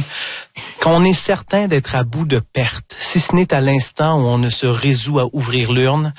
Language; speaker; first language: French; native; French